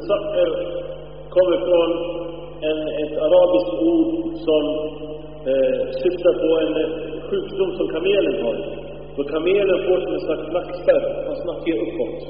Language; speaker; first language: Swedish; early bilingual, other home language; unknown